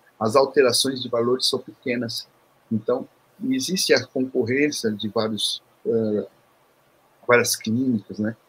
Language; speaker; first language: Portuguese; early bilingual, other home language; Korean